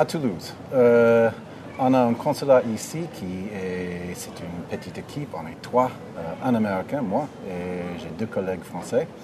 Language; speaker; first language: French; non-native, fluent; English